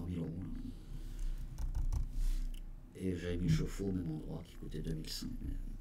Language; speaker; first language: French; native; French